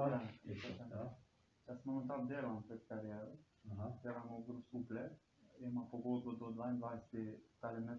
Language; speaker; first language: Slovenian; non-native, local second language; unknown